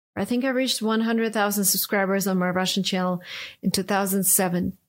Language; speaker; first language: English; non-native, fluent; Russian